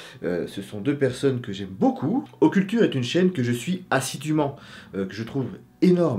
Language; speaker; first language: French; native; French